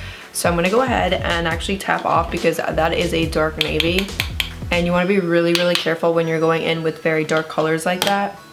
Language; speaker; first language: English; native; English